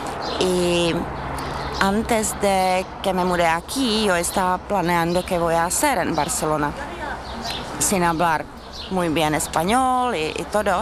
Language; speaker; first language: Spanish; non-native, learner; Czech